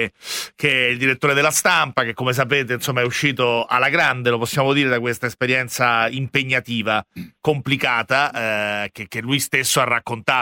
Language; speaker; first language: Italian; native; Italian